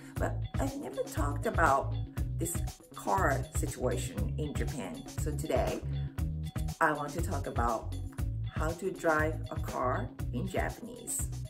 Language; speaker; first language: English; non-native, fluent; Japanese